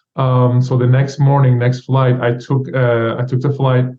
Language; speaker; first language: English; non-native, fluent; Turkish